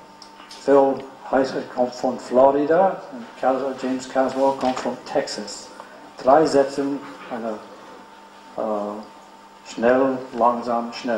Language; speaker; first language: German; non-native, learner; English